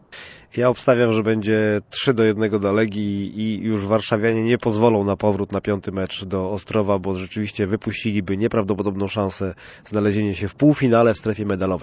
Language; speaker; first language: Polish; native; Polish